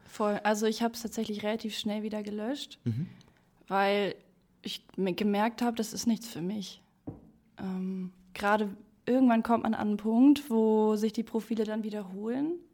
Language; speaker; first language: German; native; German